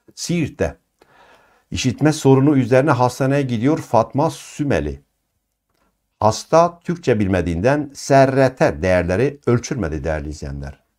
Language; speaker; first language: Turkish; non-native, local second language; Kurdish